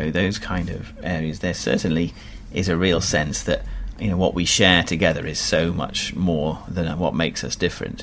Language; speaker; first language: English; native; English